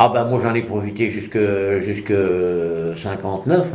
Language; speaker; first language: French; native; French